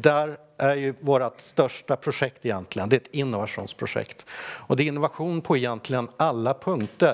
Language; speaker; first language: Swedish; native; Swedish